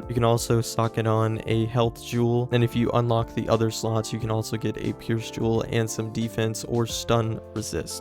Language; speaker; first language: English; native; English